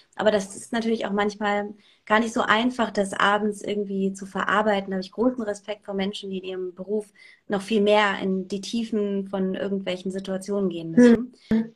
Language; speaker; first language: German; early bilingual, other home language; Persian